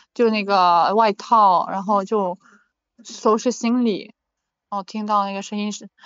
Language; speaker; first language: Chinese; non-native, fluent; Ukrainian